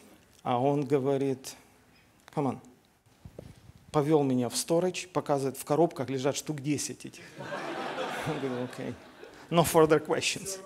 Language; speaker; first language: Russian; native; Russian